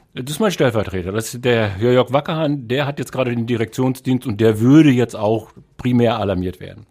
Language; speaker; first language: German; native; German